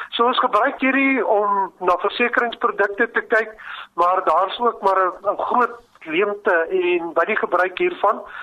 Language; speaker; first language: Afrikaans; native; Afrikaans